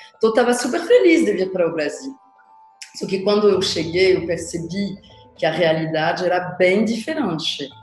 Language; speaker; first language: Portuguese; non-native, fluent; French